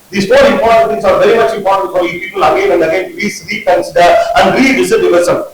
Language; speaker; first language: English; non-native, local second language; Tamil